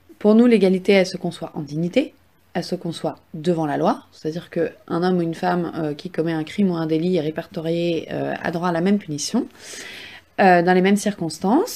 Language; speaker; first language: French; native; French